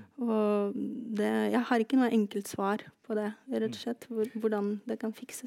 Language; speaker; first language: Norwegian; non-native, fluent; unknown